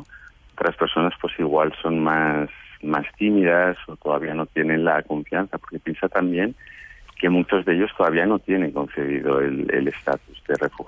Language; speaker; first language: Spanish; native; Spanish